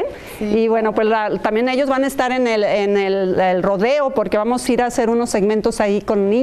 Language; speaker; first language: Spanish; native; Spanish